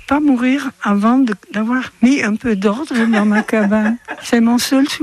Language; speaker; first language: French; non-native, fluent; Dutch